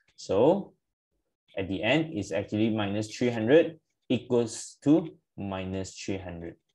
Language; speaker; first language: English; non-native, local second language; Malay